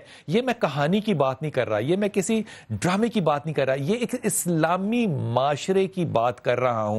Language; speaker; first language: Urdu; native; Urdu